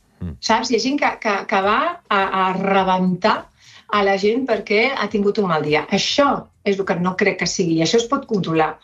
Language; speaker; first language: Catalan; non-native, local second language; Spanish